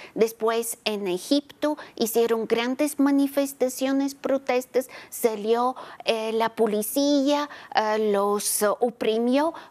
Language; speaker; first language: Spanish; non-native, fluent; Bulgarian